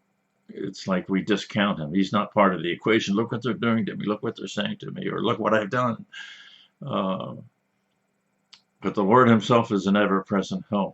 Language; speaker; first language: English; native; English